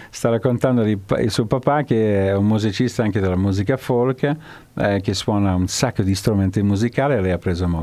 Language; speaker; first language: Italian; non-native, fluent; English